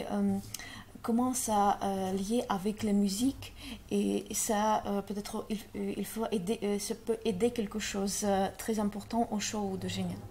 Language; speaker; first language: French; non-native, learner; Russian